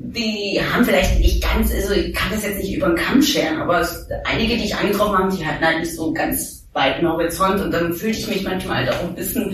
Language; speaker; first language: German; native; German